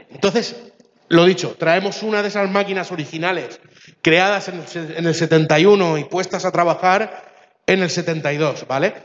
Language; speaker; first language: Spanish; early bilingual, other home language; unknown